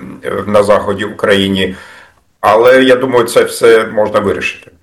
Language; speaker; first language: Ukrainian; non-native, fluent; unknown